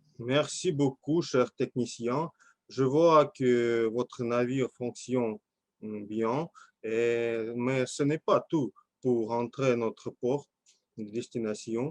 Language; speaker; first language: French; non-native, fluent; Russian